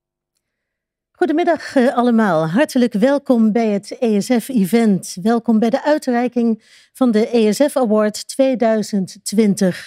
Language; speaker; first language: Dutch; native; Dutch